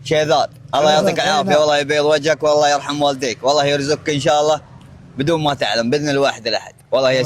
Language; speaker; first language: Arabic; native; Arabic